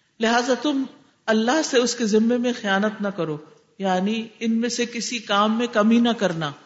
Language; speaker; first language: Urdu; native; Urdu